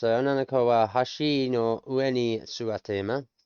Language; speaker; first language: Japanese; non-native, learner; English